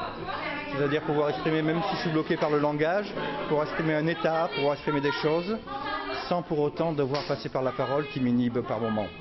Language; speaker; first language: French; native; French